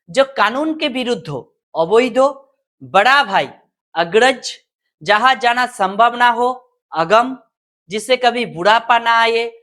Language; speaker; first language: Hindi; non-native, local second language; Bangla